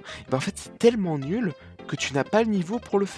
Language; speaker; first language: French; native; French